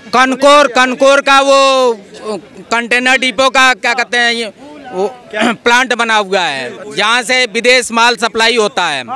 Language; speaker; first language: Hindi; native; Hindi